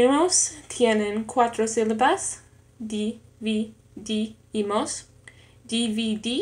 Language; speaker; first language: Spanish; non-native, learner; English